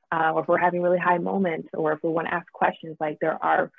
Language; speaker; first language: English; native; English